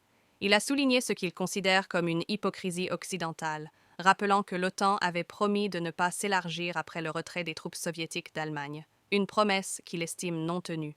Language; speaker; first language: French; native; French